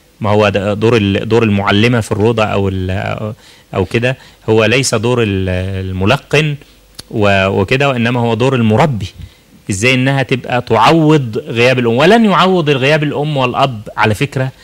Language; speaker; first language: Arabic; native; Arabic